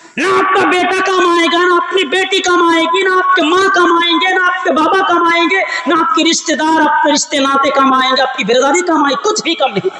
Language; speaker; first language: Urdu; non-native, local second language; Bangla